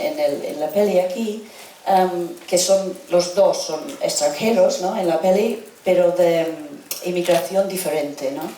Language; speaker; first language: Spanish; non-native, fluent; English